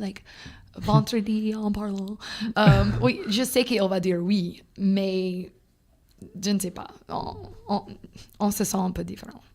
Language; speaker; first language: French; non-native, fluent; English